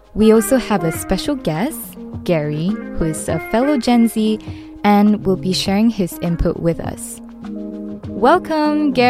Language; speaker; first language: English; non-native, local second language; Chinese